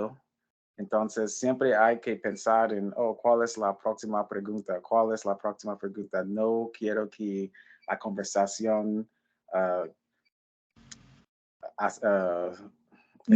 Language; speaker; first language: Spanish; non-native, learner; English